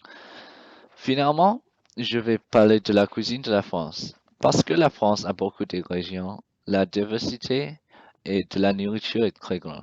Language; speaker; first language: French; non-native, learner; English